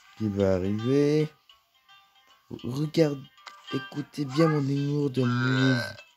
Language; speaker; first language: French; native; French